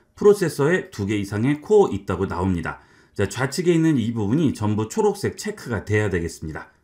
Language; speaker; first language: Korean; native; Korean